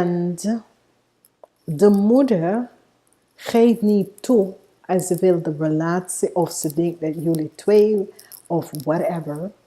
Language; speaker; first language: Dutch; non-native, fluent; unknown